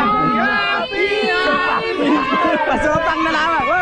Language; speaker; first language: Filipino; native; Filipino